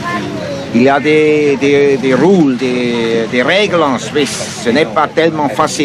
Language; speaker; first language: French; non-native, fluent; Swiss German